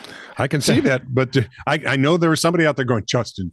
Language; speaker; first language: English; native; English